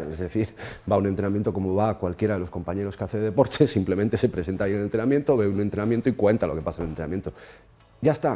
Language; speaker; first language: Spanish; native; Spanish